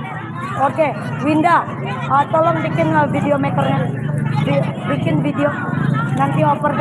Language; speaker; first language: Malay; non-native, local second language; Minangkabau